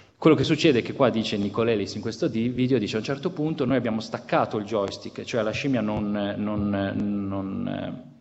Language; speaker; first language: Italian; native; Italian